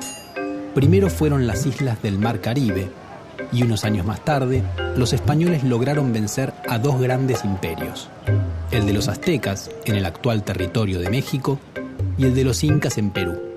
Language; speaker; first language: Spanish; native; Spanish